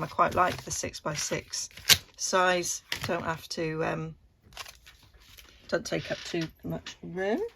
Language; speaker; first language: English; native; English